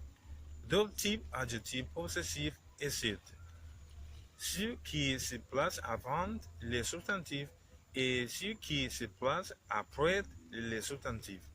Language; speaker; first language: French; non-native, learner; Spanish